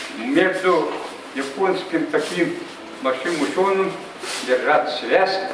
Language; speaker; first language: Russian; non-native, local second language; Yakut